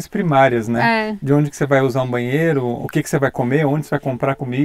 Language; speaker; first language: Portuguese; native; Portuguese